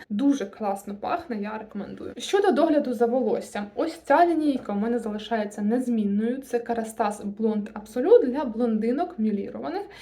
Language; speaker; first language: Ukrainian; non-native, local second language; Russian